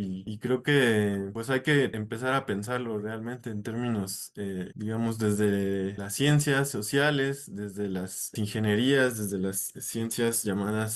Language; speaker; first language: Spanish; native; Spanish